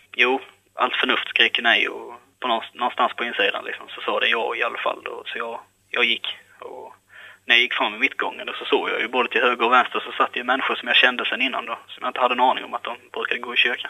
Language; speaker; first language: Swedish; native; Swedish